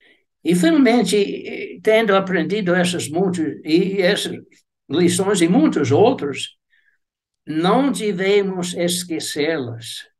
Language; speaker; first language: Portuguese; non-native, fluent; English